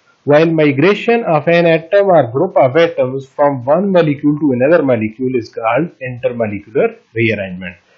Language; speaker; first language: English; non-native, local second language; Hindi